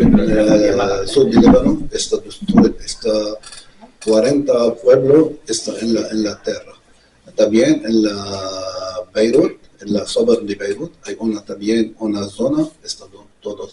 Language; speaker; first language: Spanish; non-native, learner; Arabic